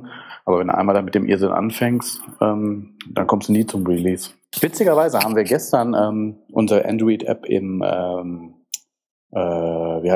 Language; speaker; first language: German; native; German